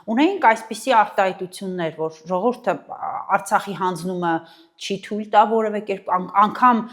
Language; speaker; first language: Armenian; native; Armenian